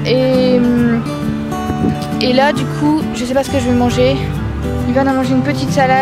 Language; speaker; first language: French; native; French